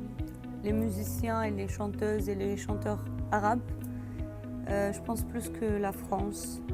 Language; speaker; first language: French; non-native, fluent; Arabic